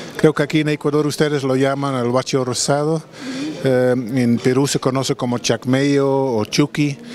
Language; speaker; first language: Spanish; non-native, fluent; Dutch